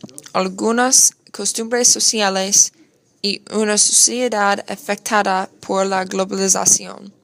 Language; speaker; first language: Spanish; non-native, learner; English